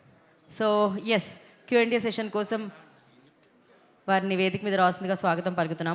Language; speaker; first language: Telugu; native; Telugu